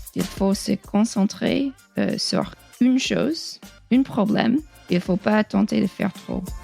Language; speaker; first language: French; non-native, fluent; English